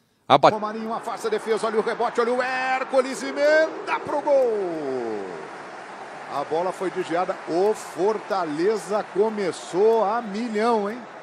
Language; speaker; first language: Portuguese; native; Portuguese